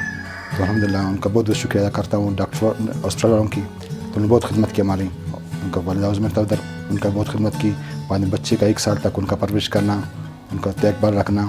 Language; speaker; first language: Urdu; non-native, local second language; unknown